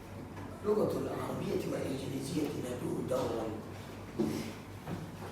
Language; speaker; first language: Arabic; non-native, learner; Indonesian